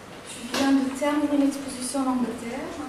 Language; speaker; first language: French; native; French